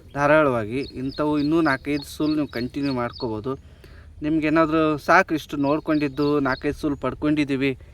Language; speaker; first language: Kannada; native; Kannada